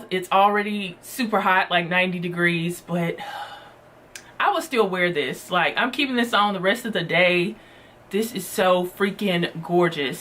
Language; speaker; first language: English; native; English